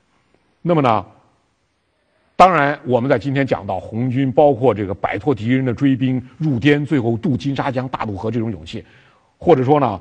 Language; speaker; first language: Chinese; native; Chinese